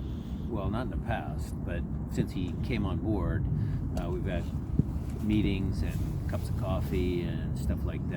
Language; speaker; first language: English; native; English